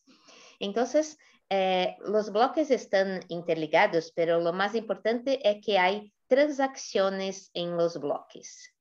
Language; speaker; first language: Spanish; non-native, fluent; Portuguese